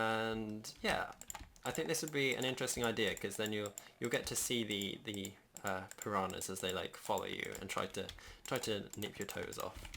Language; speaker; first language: English; native; English